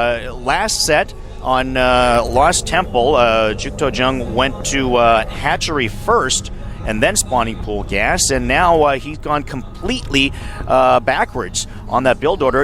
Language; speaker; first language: English; native; English